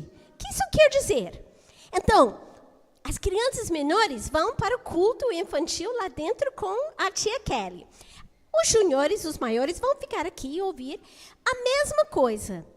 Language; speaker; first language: Portuguese; non-native, fluent; English